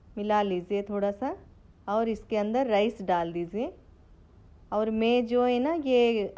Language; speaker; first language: Hindi; non-native, local second language; Telugu